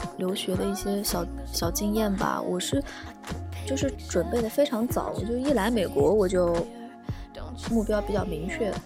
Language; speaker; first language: Chinese; native; Chinese